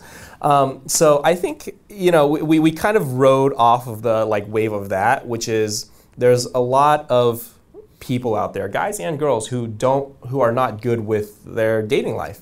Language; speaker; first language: English; native; English